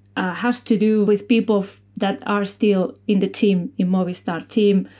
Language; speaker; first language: English; non-native, fluent; Spanish